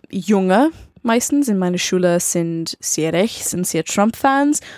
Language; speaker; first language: German; non-native, learner; English